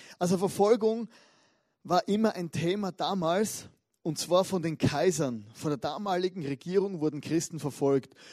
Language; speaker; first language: German; native; German